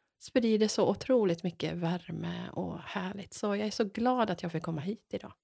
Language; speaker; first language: Swedish; native; Swedish